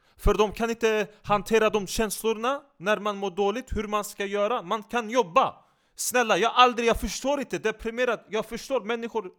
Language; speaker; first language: Swedish; non-native, fluent; Turkish